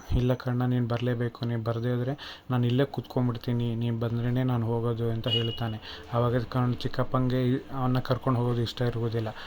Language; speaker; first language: Kannada; native; Kannada